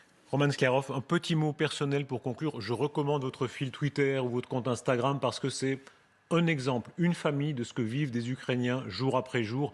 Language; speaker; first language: French; native; French